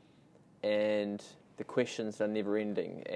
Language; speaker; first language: English; native; English